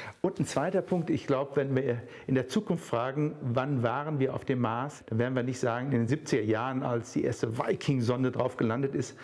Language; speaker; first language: German; native; German